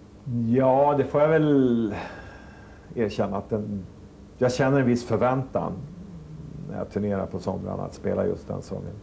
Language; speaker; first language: Swedish; native; Swedish